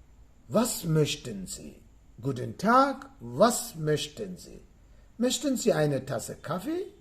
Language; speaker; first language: German; non-native, fluent; Sinhala